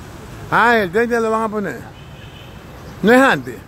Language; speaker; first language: Spanish; native; Spanish